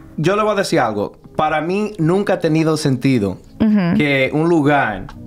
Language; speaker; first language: Spanish; early bilingual, heritage; Spanish